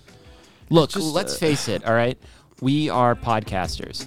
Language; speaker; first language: English; native; English